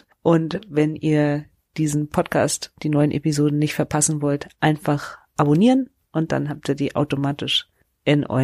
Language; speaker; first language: German; native; German